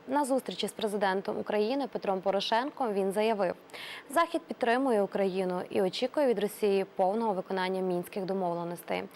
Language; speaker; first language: Ukrainian; native; Ukrainian